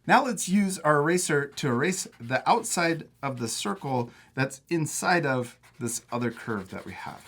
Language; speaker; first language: English; native; English